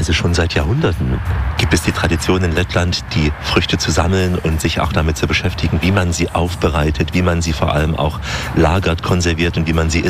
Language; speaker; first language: German; native; German